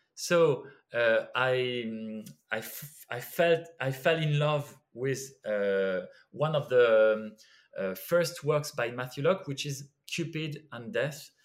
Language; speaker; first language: English; non-native, fluent; French